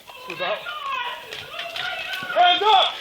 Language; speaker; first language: English; native; English